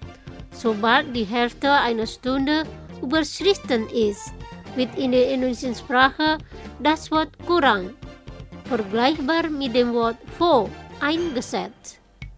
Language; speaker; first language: German; non-native, fluent; Indonesian